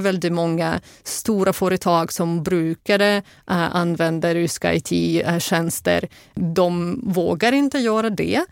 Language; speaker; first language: Swedish; non-native, fluent; Russian